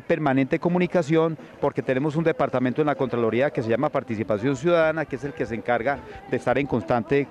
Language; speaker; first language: Spanish; native; Spanish